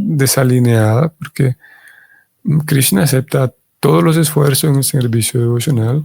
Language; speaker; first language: Spanish; native; Spanish